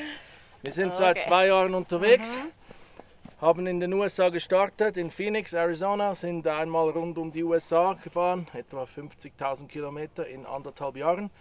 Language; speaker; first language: German; native; German